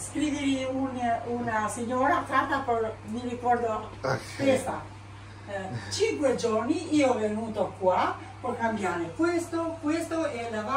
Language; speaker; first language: Italian; non-native, learner; Albanian